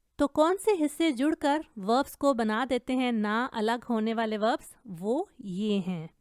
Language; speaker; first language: Urdu; native; Urdu